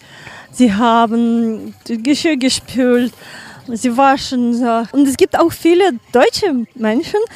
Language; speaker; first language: German; non-native, learner; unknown